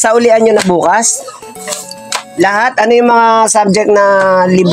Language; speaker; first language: Filipino; native; Filipino